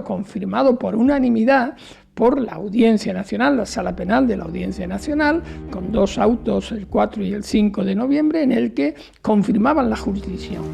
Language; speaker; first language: Spanish; native; Spanish